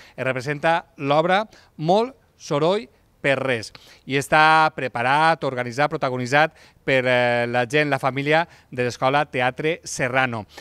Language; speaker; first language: Catalan; native; Catalan